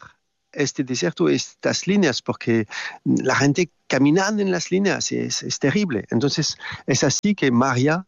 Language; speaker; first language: Spanish; non-native, learner; French